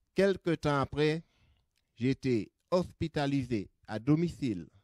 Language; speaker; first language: French; native; French